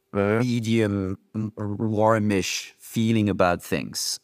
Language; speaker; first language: English; non-native, fluent; French